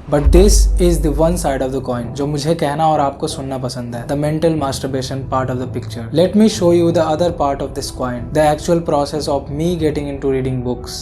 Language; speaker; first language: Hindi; non-native, local second language; Bhojpuri